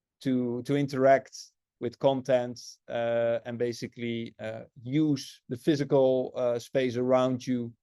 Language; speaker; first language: English; non-native, fluent; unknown